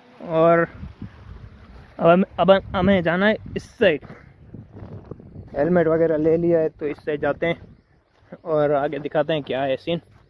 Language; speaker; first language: Hindi; non-native, local second language; Gujarati